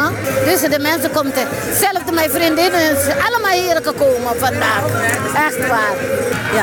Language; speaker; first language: Dutch; non-native, learner; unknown